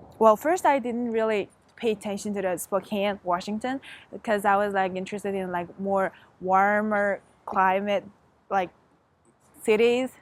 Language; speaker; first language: English; non-native, fluent; Mongolian